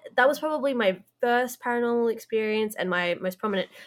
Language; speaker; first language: English; native; English